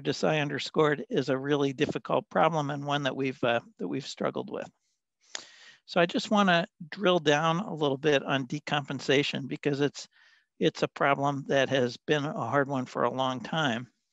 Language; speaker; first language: English; native; English